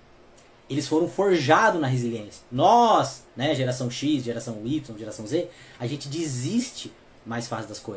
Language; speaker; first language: Portuguese; native; Portuguese